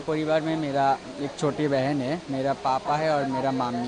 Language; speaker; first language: Hindi; non-native, learner; Bangla